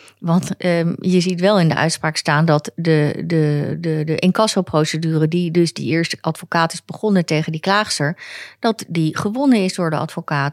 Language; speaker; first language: Dutch; native; Dutch